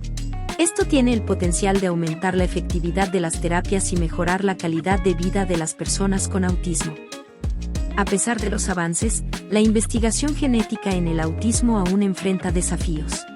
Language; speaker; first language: Spanish; native; Spanish